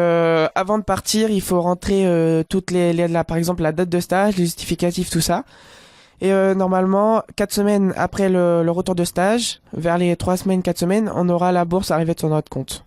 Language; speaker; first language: French; native; French